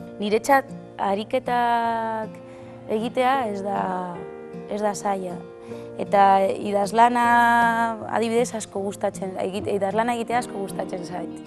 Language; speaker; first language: Basque; non-native, local second language; Spanish